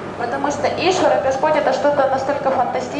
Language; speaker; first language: Russian; native; Russian